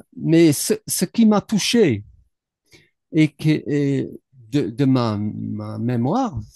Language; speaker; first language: French; non-native, learner; English